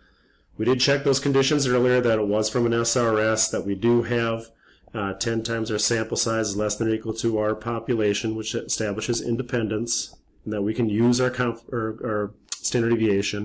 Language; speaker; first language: English; native; English